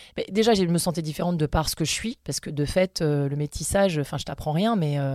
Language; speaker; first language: French; native; French